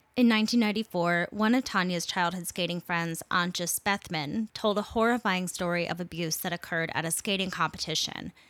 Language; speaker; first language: English; native; English